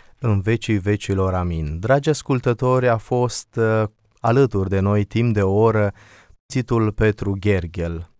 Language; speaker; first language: Romanian; native; Romanian